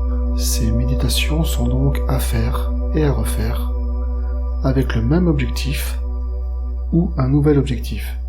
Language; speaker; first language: French; native; French